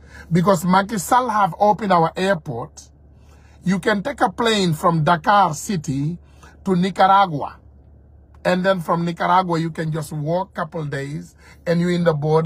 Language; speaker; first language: English; non-native, fluent; Wolof